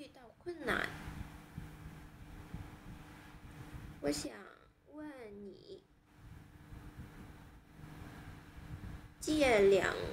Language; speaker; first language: Chinese; non-native, learner; Vietnamese